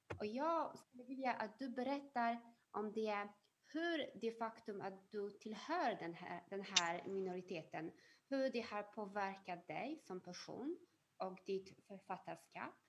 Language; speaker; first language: Swedish; non-native, fluent; Polish